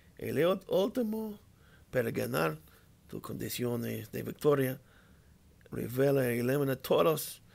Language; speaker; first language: Spanish; non-native, learner; English